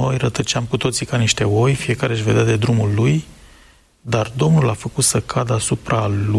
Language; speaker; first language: Romanian; native; Romanian